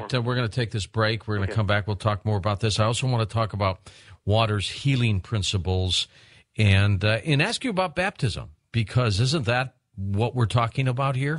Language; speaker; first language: English; native; English